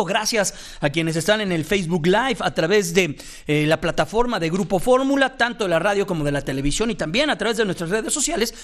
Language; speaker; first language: Spanish; native; Spanish